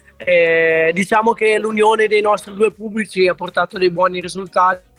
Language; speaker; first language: Italian; native; Italian